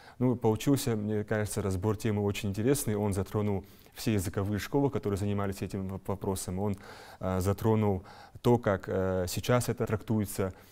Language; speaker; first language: Russian; non-native, local second language; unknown